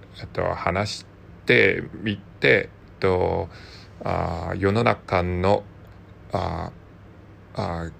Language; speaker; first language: Japanese; non-native, learner; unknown